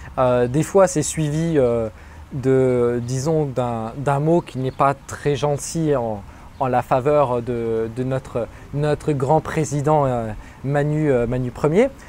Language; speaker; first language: French; native; French